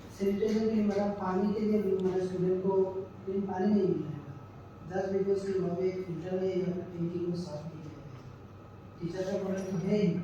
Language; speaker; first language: Hindi; non-native, local second language; Bangla